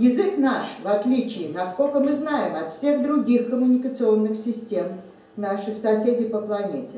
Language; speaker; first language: Russian; native; Russian